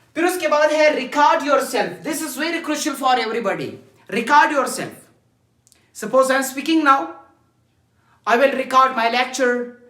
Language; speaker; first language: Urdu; non-native, local second language; Pashto